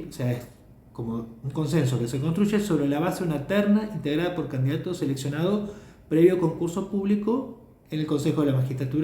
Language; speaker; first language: Spanish; native; Spanish